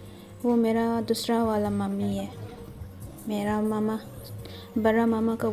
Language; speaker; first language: Hindi; non-native, local second language; Kok Borok